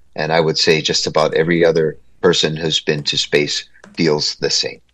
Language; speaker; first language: English; native; English